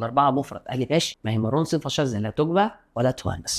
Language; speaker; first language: Arabic; native; Arabic